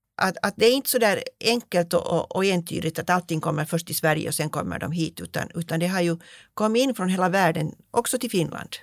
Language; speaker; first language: Swedish; native; Swedish